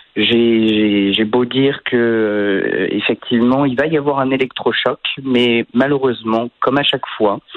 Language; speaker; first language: French; native; French